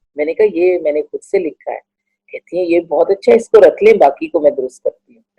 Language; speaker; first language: Urdu; non-native, local second language; Punjabi